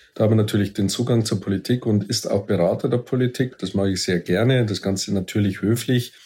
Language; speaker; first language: German; native; German